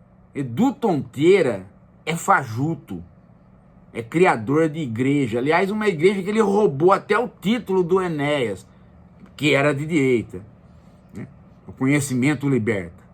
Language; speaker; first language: Portuguese; native; Portuguese